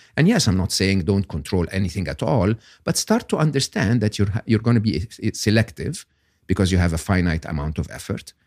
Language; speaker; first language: English; non-native, fluent; Arabic